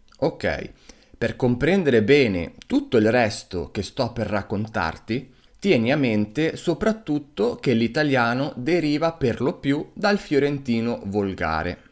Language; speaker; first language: Italian; native; Italian